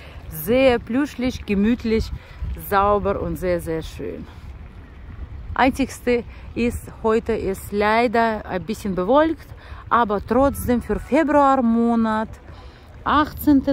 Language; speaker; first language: German; non-native, learner; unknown